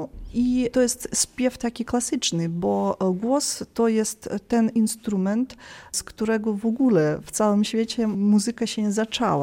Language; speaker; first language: Polish; early bilingual, heritage; Polish